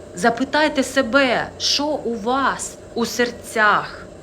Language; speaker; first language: Ukrainian; non-native, local second language; Russian